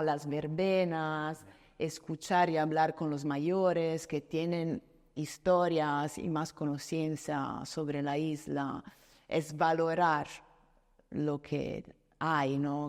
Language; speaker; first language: Spanish; non-native, fluent; Italian